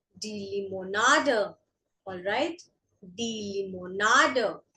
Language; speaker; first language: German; non-native, fluent; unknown